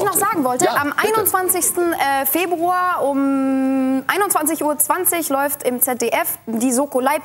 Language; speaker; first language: German; native; German